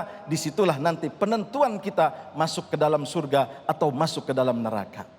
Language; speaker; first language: Indonesian; native; Indonesian